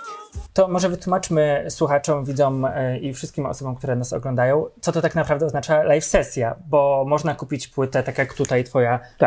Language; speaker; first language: Polish; native; Polish